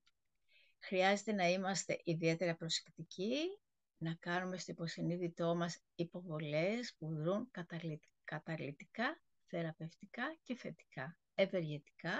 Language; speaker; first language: Greek; native; Greek